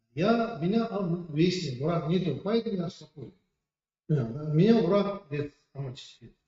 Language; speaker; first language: Russian; non-native, learner; Tibetan